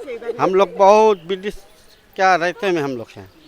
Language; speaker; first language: Hindi; early bilingual, heritage; Hindi